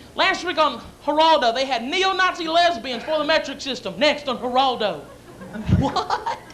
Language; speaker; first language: English; native; English